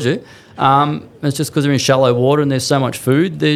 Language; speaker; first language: English; native; English